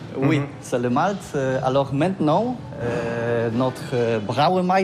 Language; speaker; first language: French; non-native, learner; Polish